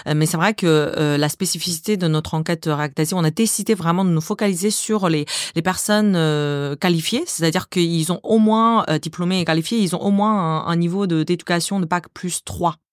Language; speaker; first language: French; non-native, fluent; Chinese